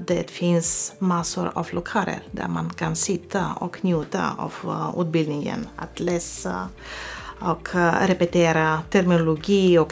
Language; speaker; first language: Swedish; non-native, fluent; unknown